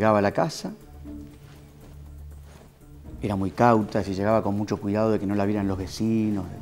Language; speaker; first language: Spanish; native; Spanish